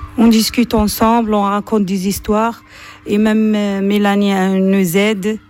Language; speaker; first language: French; non-native, learner; Arabic